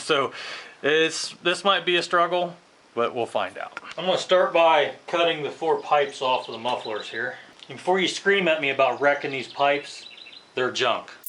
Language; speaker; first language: English; native; English